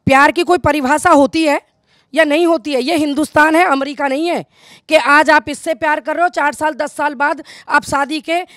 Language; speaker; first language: Hindi; native; Hindi